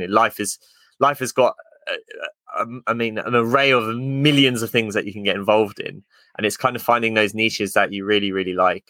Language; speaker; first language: English; native; English